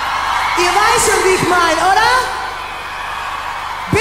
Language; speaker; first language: German; non-native, learner; English